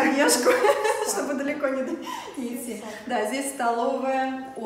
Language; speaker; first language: Russian; native; Russian